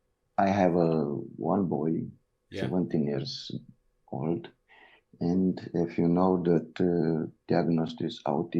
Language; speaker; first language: English; non-native, learner; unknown